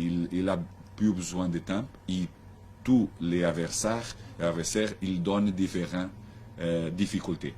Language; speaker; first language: French; non-native, learner; Portuguese